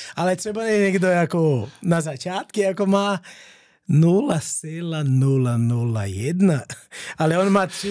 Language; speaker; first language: Czech; non-native, learner; Portuguese